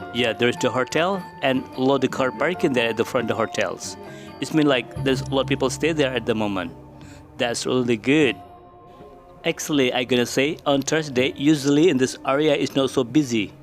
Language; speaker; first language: English; non-native, local second language; Indonesian